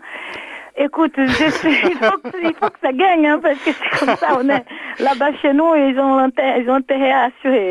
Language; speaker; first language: French; non-native, fluent; Portuguese